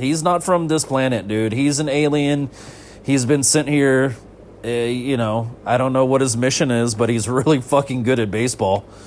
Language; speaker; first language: English; native; English